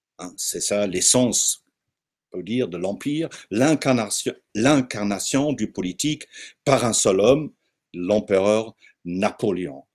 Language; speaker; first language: French; non-native, fluent; German